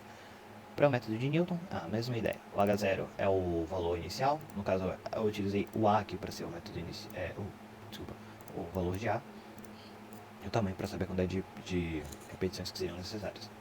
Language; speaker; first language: Portuguese; native; Portuguese